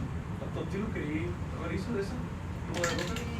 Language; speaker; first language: Spanish; native; Spanish